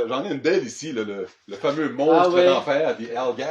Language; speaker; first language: French; native; French